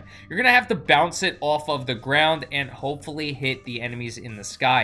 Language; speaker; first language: English; native; English